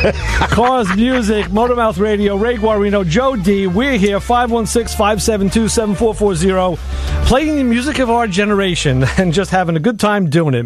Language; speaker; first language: English; native; English